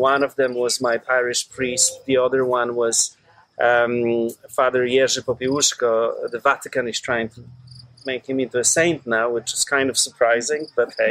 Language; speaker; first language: English; non-native, fluent; Polish